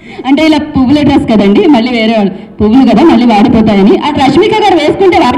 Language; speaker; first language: Telugu; native; Telugu